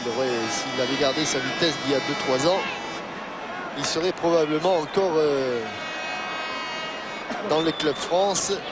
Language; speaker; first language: French; native; French